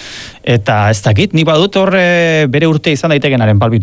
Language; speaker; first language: Basque; native; Basque